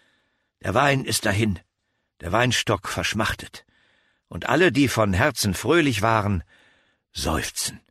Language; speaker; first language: German; native; German